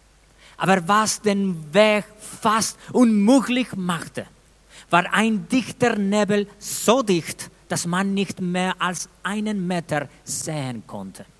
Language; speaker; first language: German; non-native, fluent; Spanish